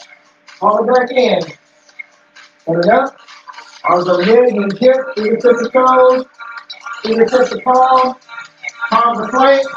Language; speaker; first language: English; native; English